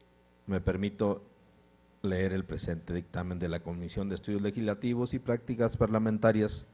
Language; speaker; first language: Spanish; native; Spanish